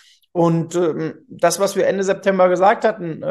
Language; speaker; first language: German; native; German